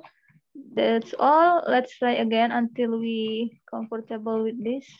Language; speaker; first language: English; non-native, learner; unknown